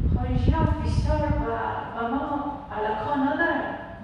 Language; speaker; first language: Persian; non-native, learner; Arabic